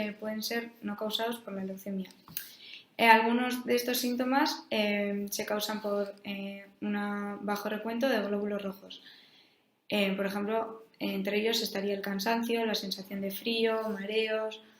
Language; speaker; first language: Spanish; native; Spanish